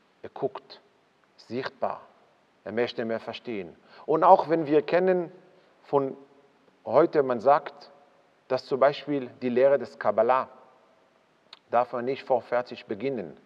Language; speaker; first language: German; non-native, fluent; Hebrew